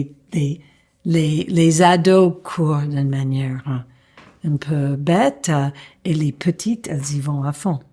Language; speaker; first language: French; non-native, fluent; English